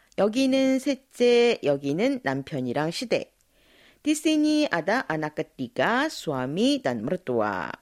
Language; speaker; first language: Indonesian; non-native, fluent; Korean